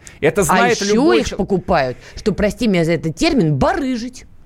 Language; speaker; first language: Russian; native; Russian